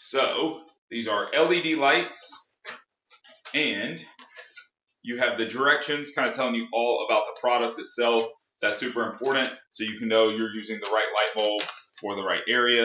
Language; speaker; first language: English; native; English